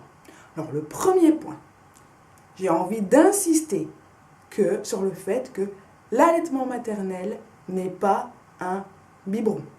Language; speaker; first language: French; native; French